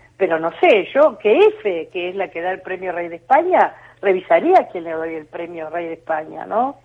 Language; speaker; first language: Spanish; native; Spanish